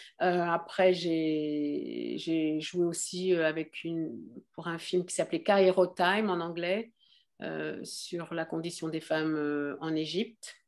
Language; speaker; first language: French; early bilingual, other home language; Arabic